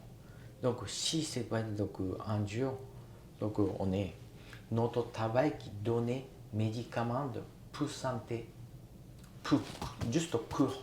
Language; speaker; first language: French; non-native, learner; Japanese